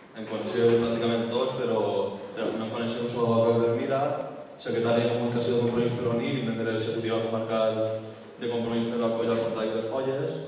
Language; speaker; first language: Spanish; non-native, local second language; Catalan